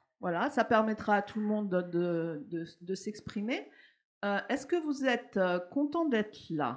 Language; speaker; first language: French; native; French